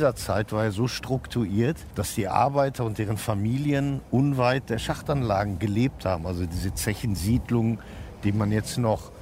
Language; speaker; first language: German; native; German